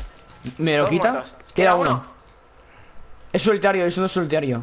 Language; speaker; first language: Spanish; native; Spanish